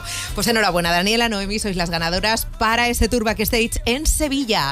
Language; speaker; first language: Spanish; native; Spanish